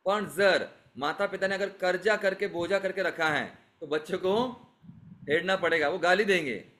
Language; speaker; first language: Hindi; non-native, local second language; Marathi